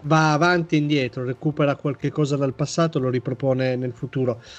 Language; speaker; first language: Italian; native; Italian